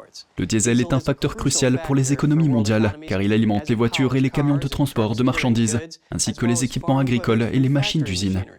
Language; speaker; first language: French; native; French